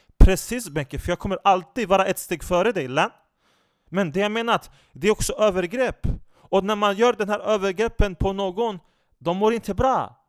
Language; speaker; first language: Swedish; non-native, fluent; Turkish